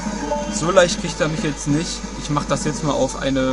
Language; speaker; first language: German; native; German